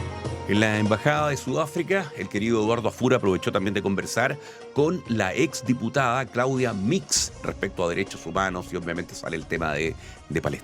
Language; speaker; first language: Spanish; native; Spanish